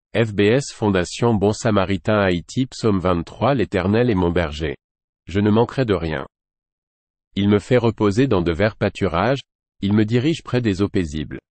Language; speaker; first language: French; non-native, local second language; Haitian Creole